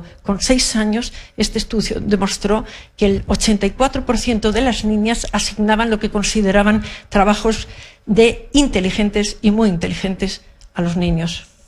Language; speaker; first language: Spanish; native; Spanish